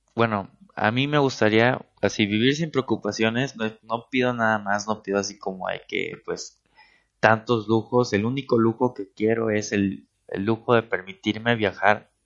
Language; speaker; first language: Spanish; native; Spanish